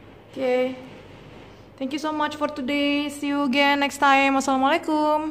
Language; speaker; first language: English; non-native, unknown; Indonesian